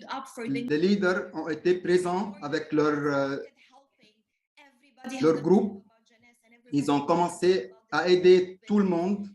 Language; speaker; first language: French; non-native, local second language; Arabic